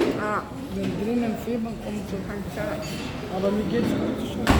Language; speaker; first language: German; non-native, learner; Russian